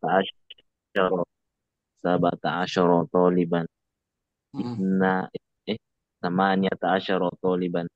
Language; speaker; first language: Arabic; non-native, learner; Indonesian